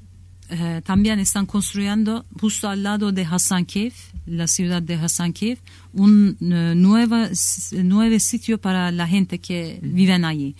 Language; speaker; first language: Spanish; non-native, learner; Kurdish